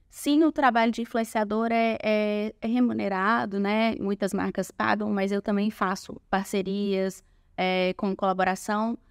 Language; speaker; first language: Portuguese; native; Portuguese